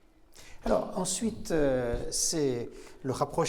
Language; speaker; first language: French; native; French